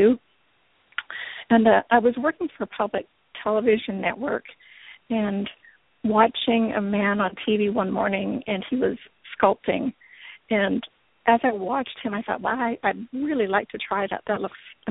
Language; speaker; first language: English; native; English